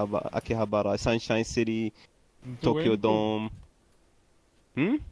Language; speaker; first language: Japanese; non-native, learner; Arabic